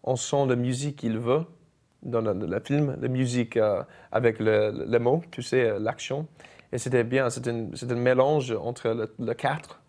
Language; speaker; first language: French; non-native, fluent; English